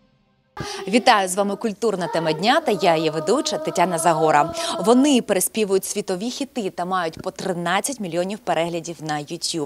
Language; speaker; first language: Ukrainian; native; Ukrainian